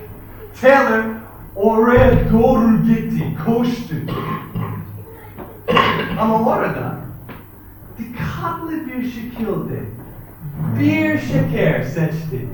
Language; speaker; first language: Turkish; non-native, fluent; English